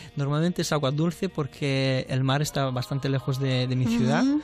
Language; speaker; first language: Spanish; non-native, fluent; Romanian